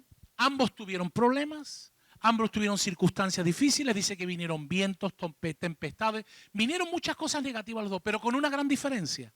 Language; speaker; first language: Spanish; native; Spanish